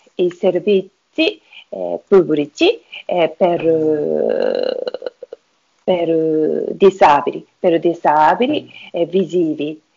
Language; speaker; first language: Italian; non-native, learner; Japanese